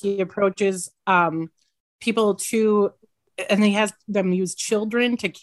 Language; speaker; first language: English; native; English